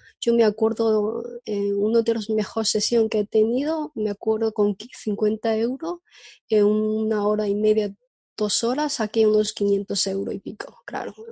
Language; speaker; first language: Spanish; non-native, fluent; Chinese